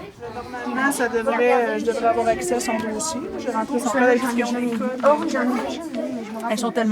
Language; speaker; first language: French; native; French